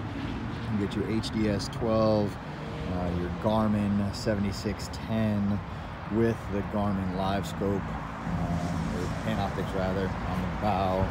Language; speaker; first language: English; native; English